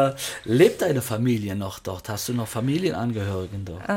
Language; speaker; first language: German; native; German